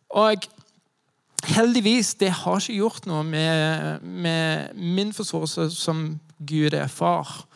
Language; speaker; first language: Norwegian; non-native, fluent; English